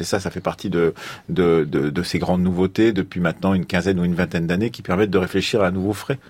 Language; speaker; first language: French; native; French